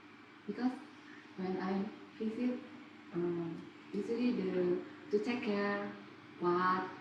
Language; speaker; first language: English; non-native, learner; Indonesian